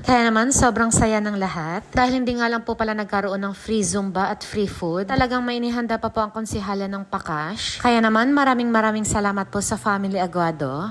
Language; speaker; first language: Filipino; native; Filipino